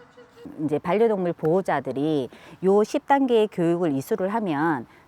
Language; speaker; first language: Korean; native; Korean